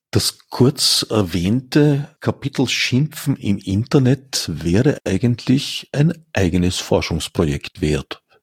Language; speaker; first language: German; native; German